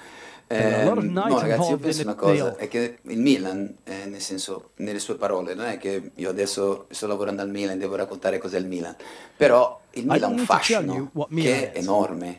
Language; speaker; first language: Italian; non-native, fluent; Spanish